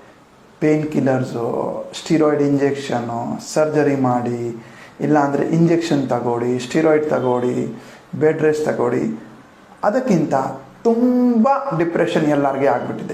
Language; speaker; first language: Kannada; non-native, local second language; Gujarati